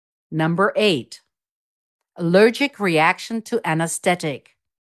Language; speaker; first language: English; non-native, fluent; German